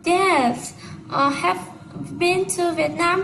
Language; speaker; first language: English; non-native, learner; Vietnamese